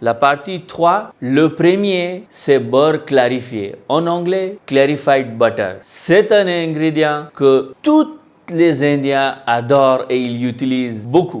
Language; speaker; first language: French; non-native, local second language; Hindi